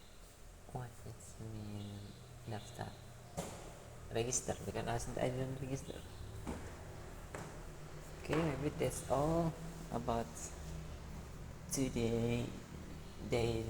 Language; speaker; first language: English; non-native, learner; Indonesian